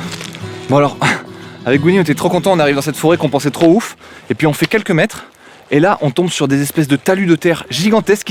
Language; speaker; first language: French; native; French